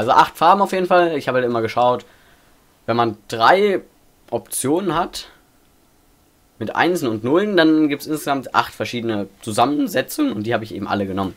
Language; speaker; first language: German; native; German